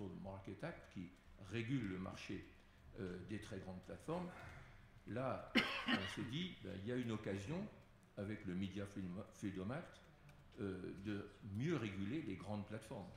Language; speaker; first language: French; native; French